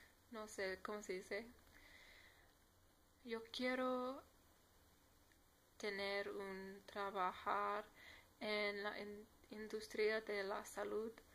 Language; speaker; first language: Spanish; non-native, learner; English